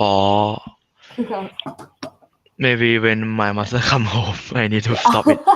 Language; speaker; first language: English; non-native, learner; Thai